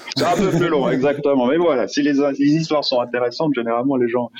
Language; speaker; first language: French; native; French